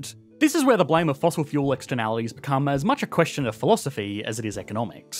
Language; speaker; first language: English; native; English